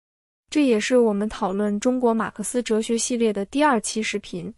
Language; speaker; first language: Chinese; native; Chinese